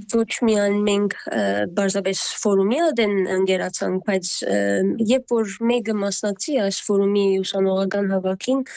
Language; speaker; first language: Armenian; early bilingual, heritage; Armenian